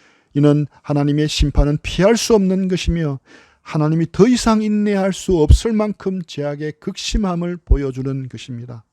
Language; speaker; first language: Korean; native; Korean